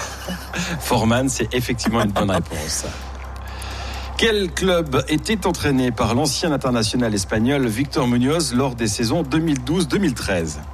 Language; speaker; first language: French; native; French